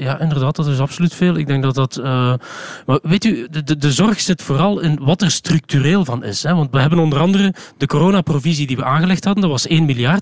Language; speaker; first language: Dutch; native; Dutch